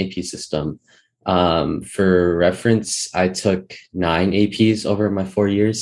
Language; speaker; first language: English; native; English